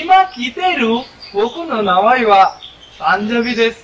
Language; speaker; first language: Japanese; non-native, learner; Bangla